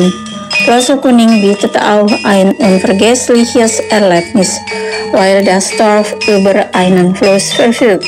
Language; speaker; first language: German; non-native, learner; Indonesian